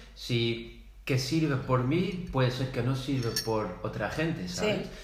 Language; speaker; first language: Spanish; non-native, fluent; Dutch